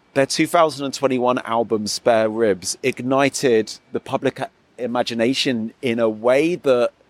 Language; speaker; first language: English; native; English